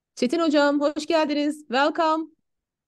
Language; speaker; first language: Turkish; native; Turkish